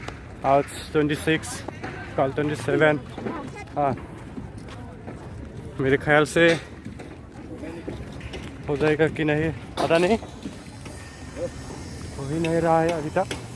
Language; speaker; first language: Hindi; non-native, local second language; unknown